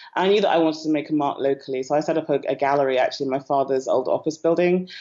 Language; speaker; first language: English; native; English